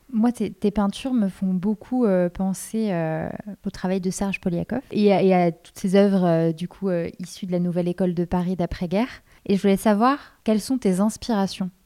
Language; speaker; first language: French; native; French